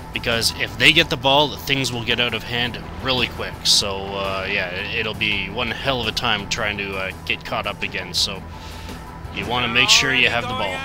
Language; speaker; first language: English; native; English